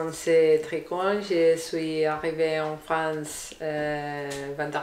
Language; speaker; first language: French; non-native, learner; Spanish